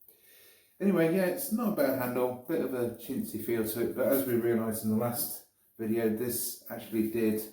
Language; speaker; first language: English; native; English